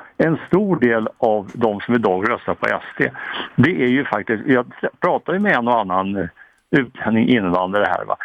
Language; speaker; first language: Swedish; native; Swedish